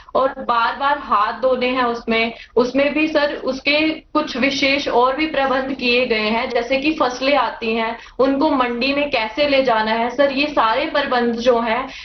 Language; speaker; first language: Hindi; native; Hindi